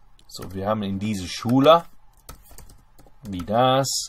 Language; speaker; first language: German; non-native, fluent; English